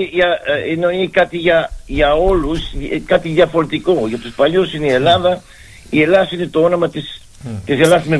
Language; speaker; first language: Greek; early bilingual, heritage; Greek